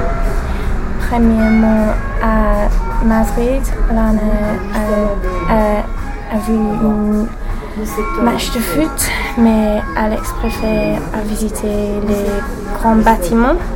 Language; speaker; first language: French; non-native, learner; English